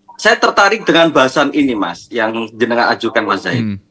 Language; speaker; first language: Indonesian; non-native, local second language; Madurese